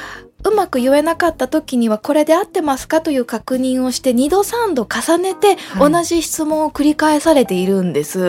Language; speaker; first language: Japanese; native; Japanese